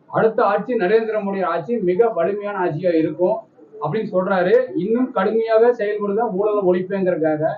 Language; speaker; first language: Tamil; native; Tamil